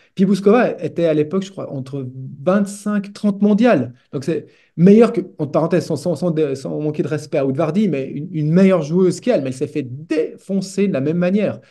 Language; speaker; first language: French; native; French